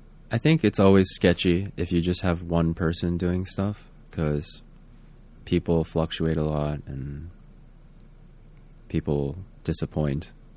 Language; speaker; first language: English; native; English